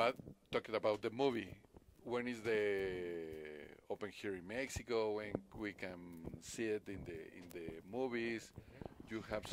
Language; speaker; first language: English; non-native, learner; Spanish